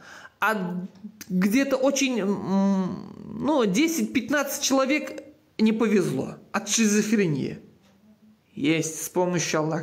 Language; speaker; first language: Russian; non-native, local second language; Uzbek